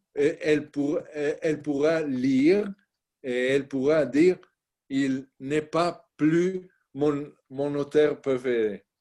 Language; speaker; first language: French; non-native, learner; Italian